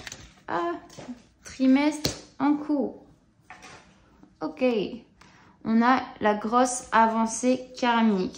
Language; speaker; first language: French; native; French